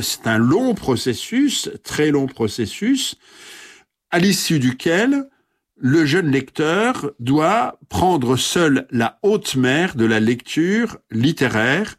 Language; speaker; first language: French; native; French